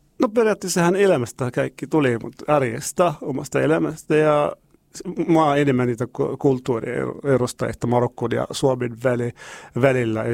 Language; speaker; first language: Finnish; non-native, fluent; Arabic